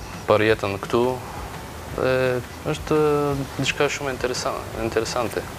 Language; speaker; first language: Albanian; non-native, learner; Bulgarian